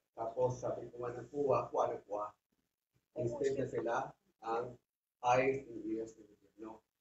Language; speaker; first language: Filipino; non-native, local second language; Bikol